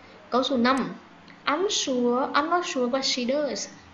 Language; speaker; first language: English; non-native, fluent; Vietnamese